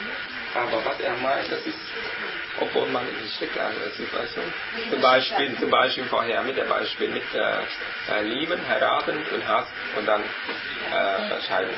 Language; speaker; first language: German; non-native, learner; Vietnamese